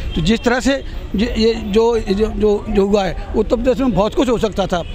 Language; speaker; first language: Hindi; native; Hindi